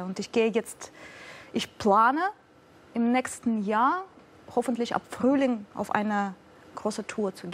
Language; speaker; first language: German; non-native, fluent; Russian